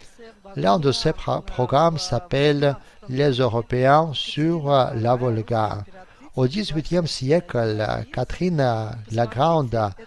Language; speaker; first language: French; non-native, fluent; Russian